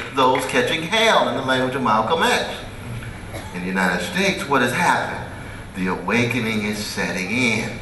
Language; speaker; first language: English; native; English